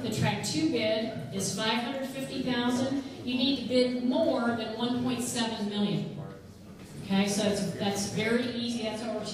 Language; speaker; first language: English; native; English